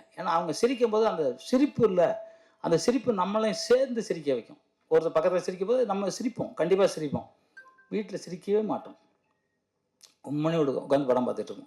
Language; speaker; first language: Tamil; native; Tamil